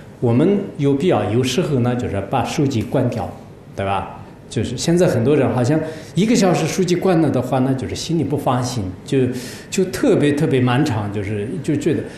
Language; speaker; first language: Chinese; non-native, local second language; Tibetan